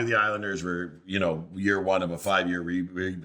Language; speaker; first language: English; native; English